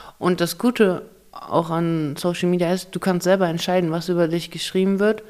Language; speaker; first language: German; early bilingual, other home language; Russian